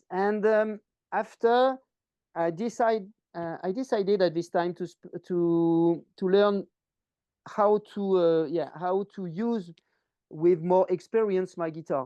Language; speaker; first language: English; non-native, learner; French